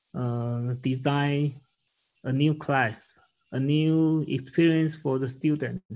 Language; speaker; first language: English; non-native, learner; Chinese